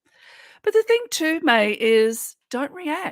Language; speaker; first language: English; native; English